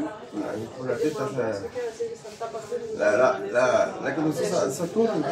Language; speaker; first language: French; non-native, learner; Spanish